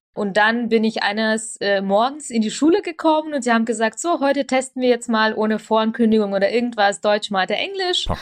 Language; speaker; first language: German; early bilingual, other home language; Russian